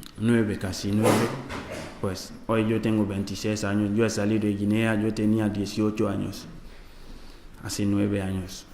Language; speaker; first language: Spanish; non-native, learner; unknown